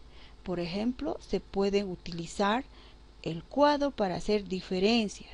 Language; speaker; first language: Spanish; native; Spanish